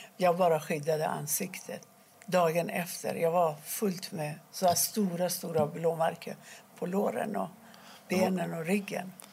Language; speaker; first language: Swedish; non-native, fluent; Persian